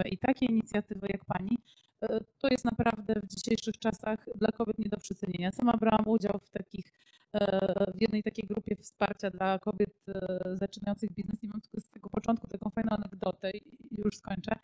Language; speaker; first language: Polish; native; Polish